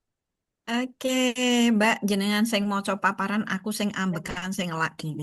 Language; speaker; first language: Indonesian; native; Indonesian